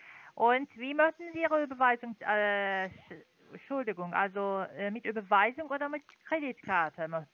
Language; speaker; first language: German; non-native, learner; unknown